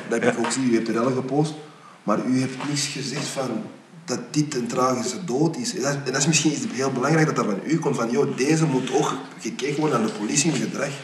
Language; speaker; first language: Dutch; early bilingual, other home language; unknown